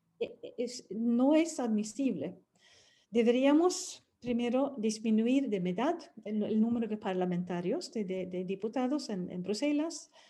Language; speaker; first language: Spanish; non-native, fluent; Swedish